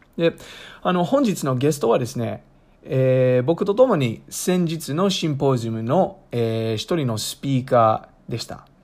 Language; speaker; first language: Japanese; non-native, fluent; English